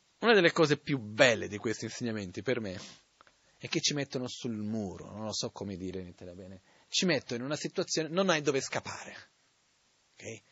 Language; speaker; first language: Italian; non-native, fluent; Portuguese